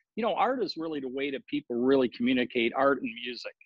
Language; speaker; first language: English; native; English